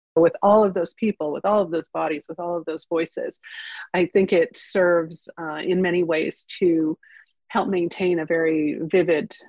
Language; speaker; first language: English; early bilingual, other home language; Ukrainian